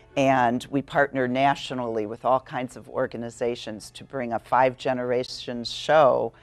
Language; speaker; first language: English; native; English